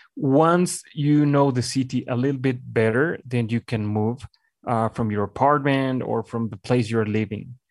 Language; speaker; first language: English; non-native, fluent; Spanish